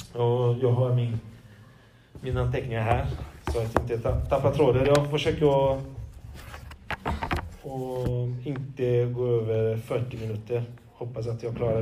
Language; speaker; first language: Swedish; non-native, fluent; Portuguese